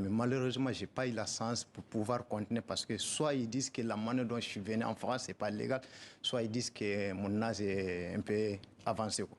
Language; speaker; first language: French; non-native, local second language; Soninke